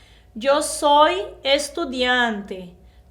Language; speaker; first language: Spanish; non-native, fluent; Portuguese